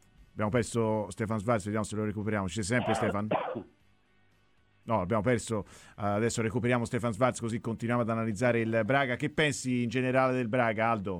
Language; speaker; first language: Italian; native; Italian